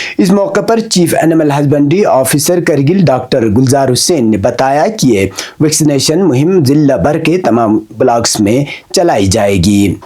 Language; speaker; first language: Urdu; non-native, local second language; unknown